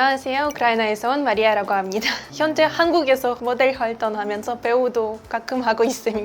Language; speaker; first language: Korean; non-native, fluent; Ukrainian